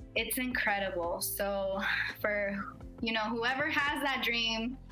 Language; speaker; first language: English; native; English